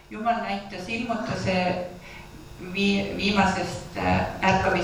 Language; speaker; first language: Finnish; non-native, learner; Estonian